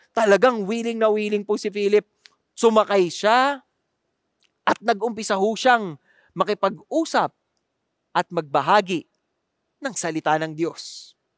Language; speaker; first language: Filipino; native; Filipino